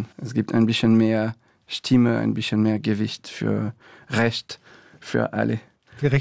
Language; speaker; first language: German; non-native, fluent; French